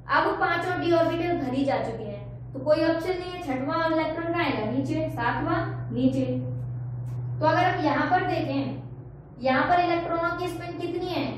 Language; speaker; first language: Hindi; native; Hindi